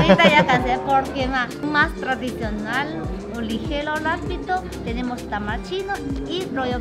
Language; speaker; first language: Spanish; early bilingual, other home language; Cantonese